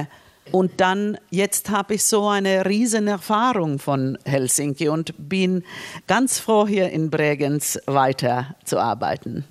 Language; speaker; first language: German; non-native, fluent; Finnish